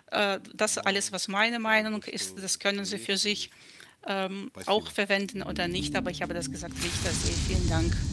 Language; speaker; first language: German; non-native, fluent; Russian